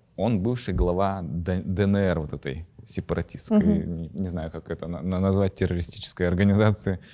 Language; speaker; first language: Russian; native; Russian